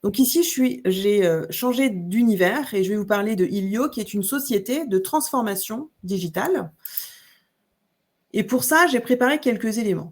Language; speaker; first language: French; native; French